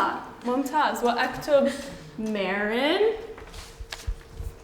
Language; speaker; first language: Arabic; non-native, fluent; English